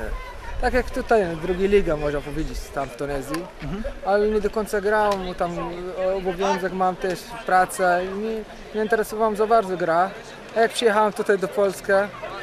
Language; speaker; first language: Polish; non-native, learner; Arabic